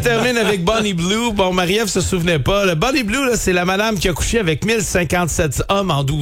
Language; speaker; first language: French; native; French